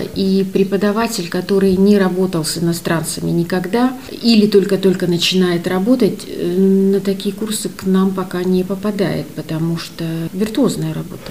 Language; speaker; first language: Russian; native; Russian